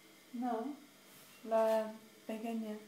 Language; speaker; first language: Spanish; non-native, learner; English